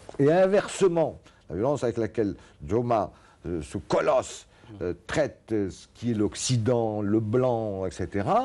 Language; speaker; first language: French; non-native, local second language; Arabic